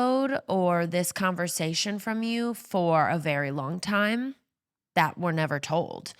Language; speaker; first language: English; native; English